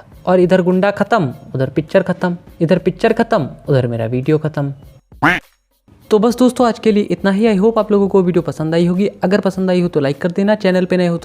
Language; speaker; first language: Hindi; native; Hindi